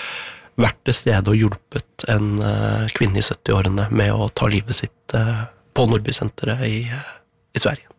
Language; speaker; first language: Norwegian; native; Norwegian